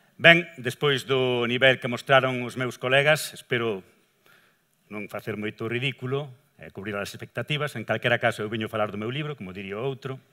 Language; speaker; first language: Galician; native; Galician